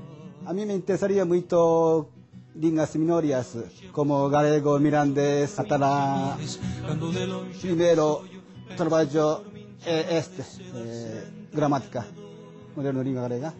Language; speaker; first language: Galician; non-native, learner; Japanese